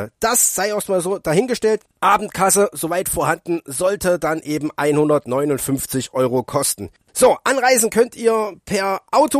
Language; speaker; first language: German; native; German